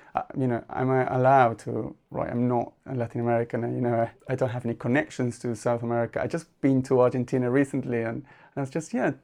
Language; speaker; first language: English; non-native, fluent; Spanish